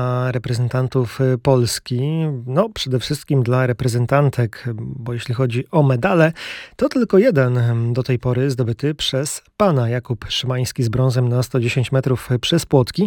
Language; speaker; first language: Polish; native; Polish